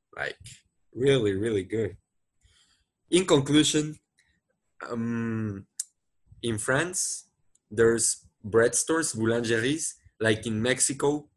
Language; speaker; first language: English; non-native, fluent; Spanish